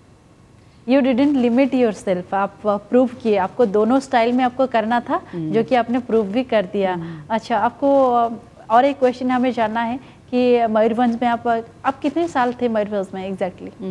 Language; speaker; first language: Hindi; non-native, local second language; Odia